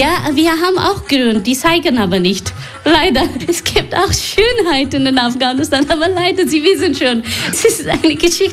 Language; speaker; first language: German; non-native, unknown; Persian